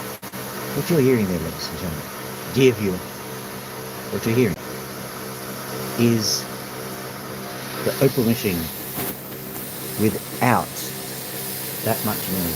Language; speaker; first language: English; native; English